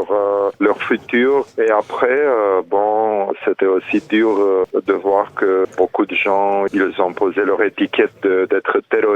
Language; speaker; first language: French; non-native, fluent; Romanian